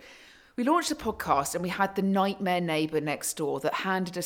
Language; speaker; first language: English; native; English